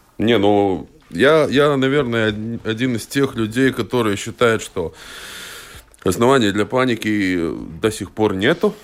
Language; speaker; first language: Russian; non-native, local second language; Latvian